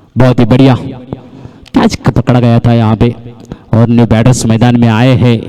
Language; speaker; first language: Hindi; non-native, local second language; Marathi